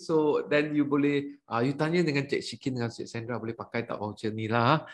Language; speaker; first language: Malay; native; Malay